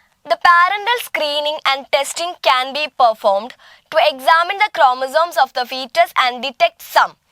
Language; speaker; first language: English; non-native, local second language; Malayalam